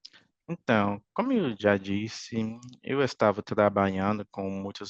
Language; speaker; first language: Portuguese; non-native, fluent; English